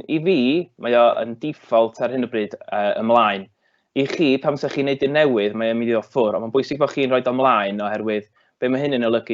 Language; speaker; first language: Welsh; native; Welsh